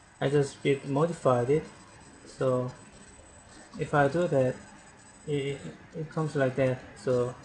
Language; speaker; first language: English; non-native, learner; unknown